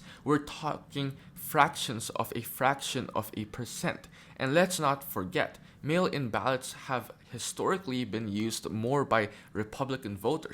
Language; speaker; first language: English; native; English